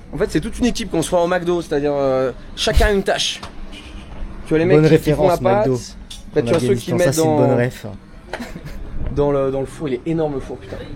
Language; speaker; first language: French; native; French